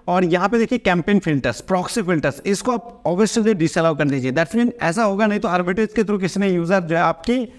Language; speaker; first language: Hindi; non-native, local second language; Bangla